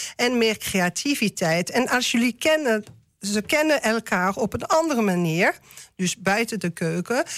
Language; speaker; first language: Dutch; non-native, learner; French